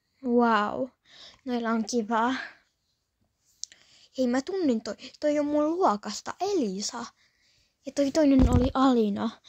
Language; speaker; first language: Finnish; early bilingual, other home language; Polish